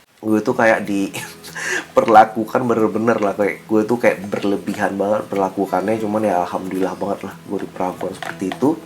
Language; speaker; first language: Indonesian; native; Indonesian